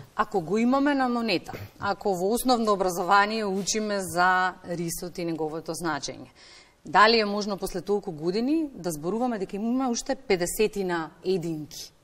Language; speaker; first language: Macedonian; native; Macedonian